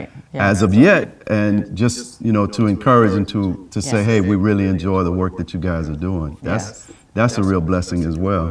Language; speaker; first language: English; native; English